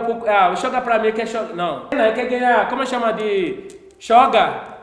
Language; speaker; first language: Portuguese; non-native, learner; Yoruba